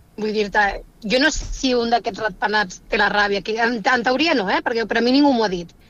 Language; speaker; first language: Catalan; non-native, local second language; Spanish